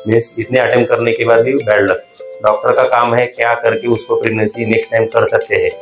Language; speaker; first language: Hindi; non-native, local second language; Marathi